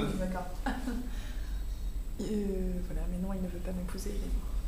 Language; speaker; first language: French; native; French